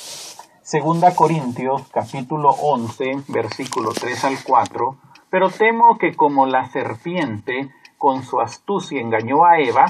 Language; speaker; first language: Spanish; native; Spanish